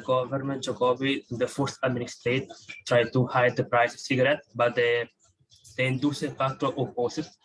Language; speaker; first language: English; non-native, fluent; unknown